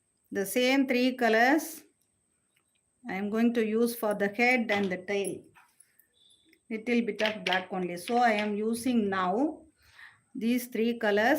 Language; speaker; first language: English; non-native, local second language; Tamil